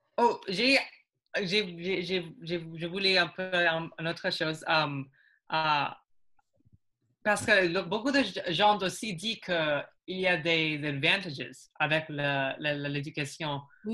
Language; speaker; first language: French; non-native, learner; English